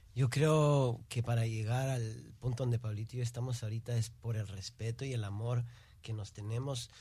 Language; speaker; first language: Spanish; early bilingual, heritage; Spanish